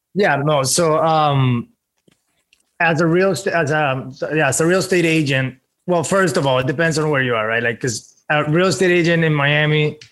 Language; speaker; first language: English; non-native, fluent; Spanish